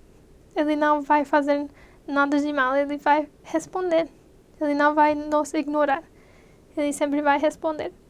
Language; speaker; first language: Portuguese; non-native, fluent; English